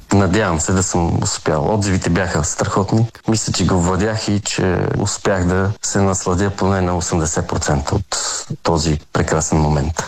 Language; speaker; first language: Bulgarian; native; Bulgarian